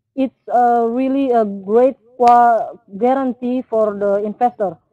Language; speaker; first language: English; non-native, learner; Indonesian